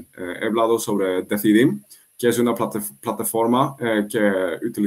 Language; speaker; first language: Spanish; non-native, fluent; Swedish